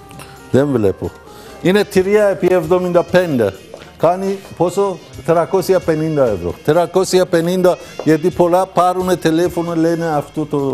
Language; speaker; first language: Greek; non-native, learner; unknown